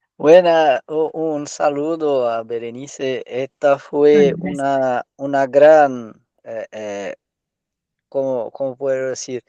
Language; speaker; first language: Spanish; non-native, fluent; Portuguese